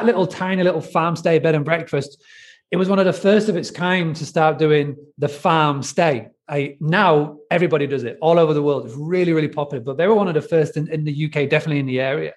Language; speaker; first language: English; native; English